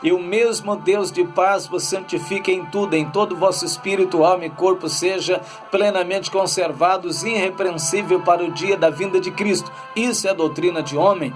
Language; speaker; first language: Portuguese; native; Portuguese